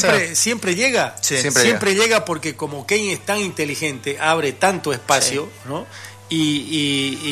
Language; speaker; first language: Spanish; native; Spanish